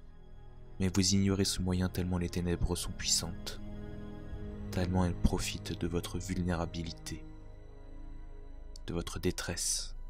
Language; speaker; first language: French; native; French